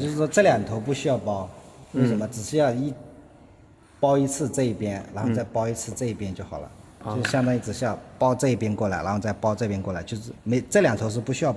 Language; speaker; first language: Chinese; native; Chinese